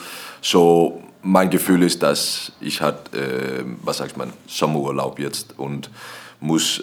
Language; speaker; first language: German; non-native, learner; Danish